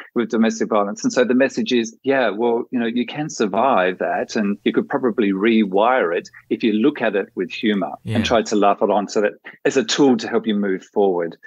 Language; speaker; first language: English; native; English